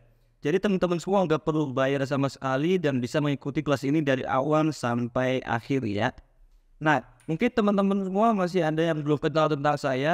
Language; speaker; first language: Indonesian; native; Indonesian